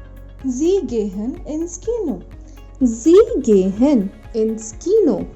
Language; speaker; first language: German; non-native, fluent; Hindi